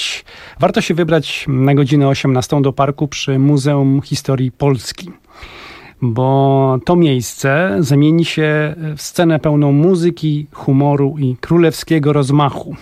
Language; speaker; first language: Polish; native; Polish